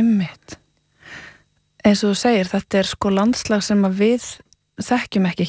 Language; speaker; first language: Icelandic; native; Icelandic